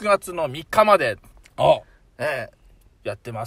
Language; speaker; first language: Japanese; native; Japanese